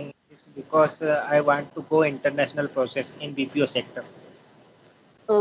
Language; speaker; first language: English; non-native, learner; Hindi